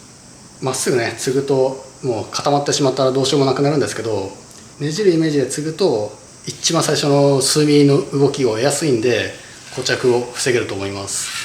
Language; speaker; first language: Japanese; native; Japanese